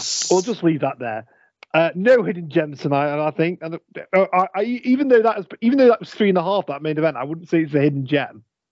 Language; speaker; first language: English; native; English